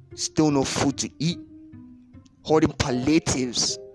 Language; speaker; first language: English; non-native, local second language; Yoruba